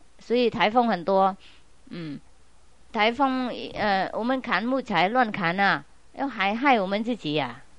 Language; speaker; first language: Chinese; non-native, fluent; Vietnamese